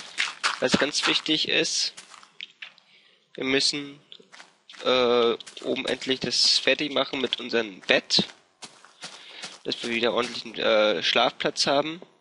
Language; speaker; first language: German; native; German